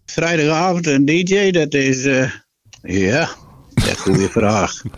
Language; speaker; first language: Dutch; non-native, local second language; Western Frisian